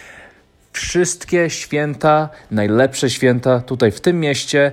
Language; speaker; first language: Polish; non-native, fluent; English